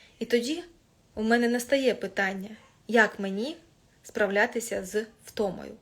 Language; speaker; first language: Ukrainian; non-native, local second language; Russian